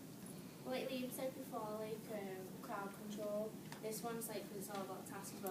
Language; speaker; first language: English; native; English